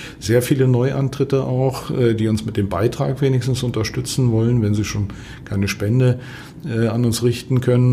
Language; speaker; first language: German; native; German